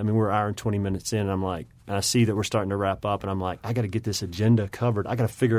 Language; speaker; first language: English; native; English